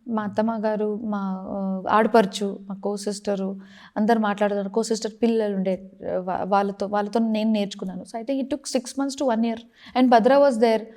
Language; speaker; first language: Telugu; non-native, local second language; Kannada